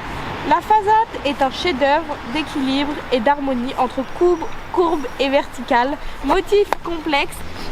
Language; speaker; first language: French; native; French